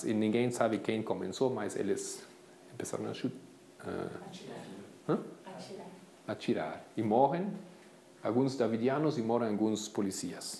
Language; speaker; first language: Portuguese; non-native, fluent; Spanish